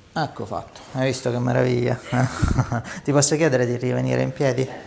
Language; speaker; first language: Italian; native; Italian